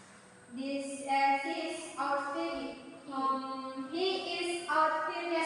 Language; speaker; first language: English; non-native, learner; Indonesian